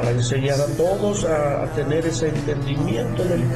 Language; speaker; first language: Spanish; native; Spanish